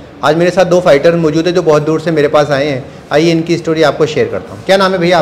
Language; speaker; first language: Hindi; native; Hindi